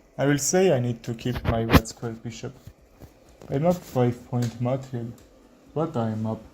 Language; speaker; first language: English; non-native, learner; Armenian